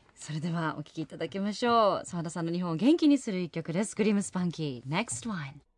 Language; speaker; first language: Japanese; native; Japanese